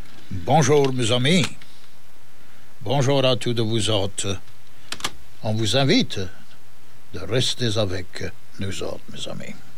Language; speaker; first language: French; native; French